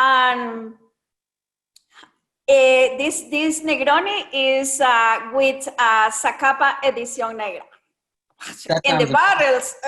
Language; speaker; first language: English; non-native, learner; Spanish